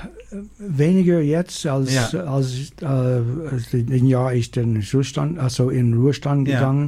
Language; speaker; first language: German; non-native, learner; English